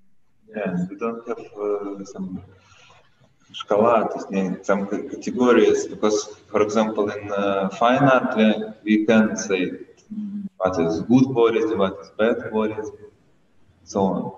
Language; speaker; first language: English; non-native, learner; Russian